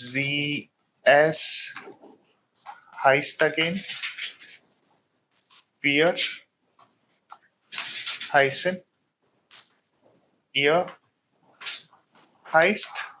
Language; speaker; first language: German; non-native, fluent; Telugu